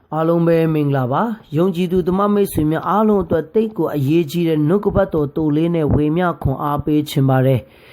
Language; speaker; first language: Burmese; non-native, local second language; Kachin